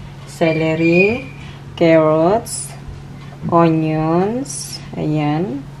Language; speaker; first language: English; non-native, local second language; Filipino